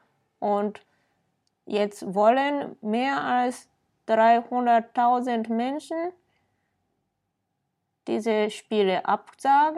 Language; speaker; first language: German; non-native, fluent; Japanese